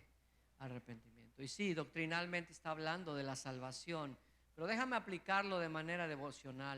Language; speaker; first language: Spanish; native; Spanish